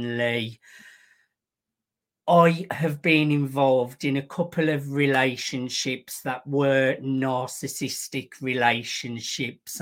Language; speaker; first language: English; native; English